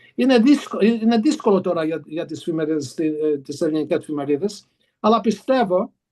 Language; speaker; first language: Greek; early bilingual, heritage; Greek